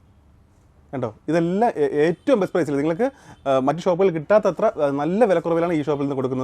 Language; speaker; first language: Malayalam; native; Malayalam